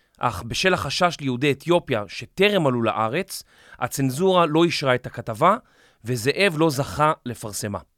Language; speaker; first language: Hebrew; native; Hebrew